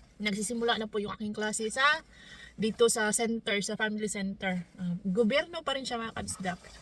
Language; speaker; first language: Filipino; non-native, local second language; Cebuano